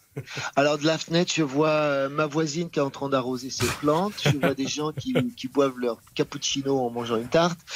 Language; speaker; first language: French; non-native, fluent; Dutch